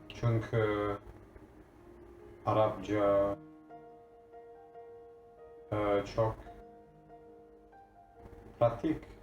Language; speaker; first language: Turkish; non-native, learner; English